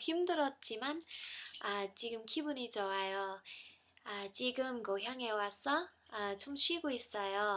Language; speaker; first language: Korean; non-native, learner; English